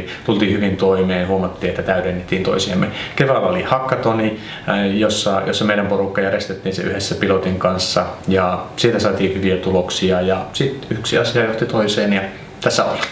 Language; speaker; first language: Finnish; native; Finnish